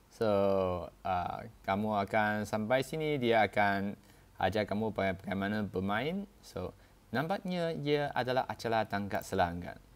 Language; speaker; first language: Malay; non-native, local second language; Chinese